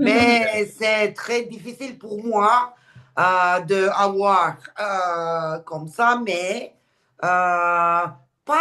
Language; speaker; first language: French; non-native, learner; Turkish